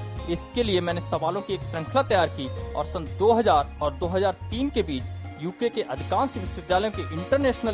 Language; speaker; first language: Hindi; native; Hindi